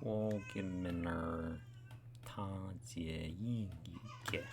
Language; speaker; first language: Chinese; non-native, learner; English